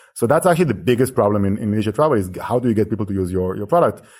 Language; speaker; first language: English; non-native, fluent; Hebrew